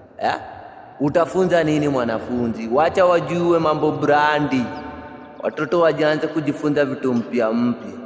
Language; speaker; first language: Swahili; native; Swahili